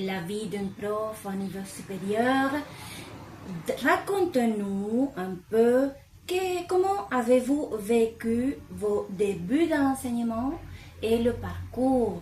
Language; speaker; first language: French; non-native, fluent; Spanish